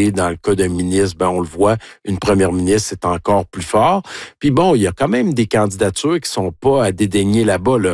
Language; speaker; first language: French; native; French